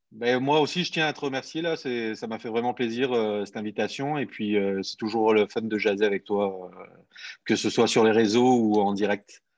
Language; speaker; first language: French; native; French